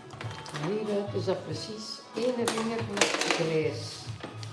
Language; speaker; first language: Dutch; native; Dutch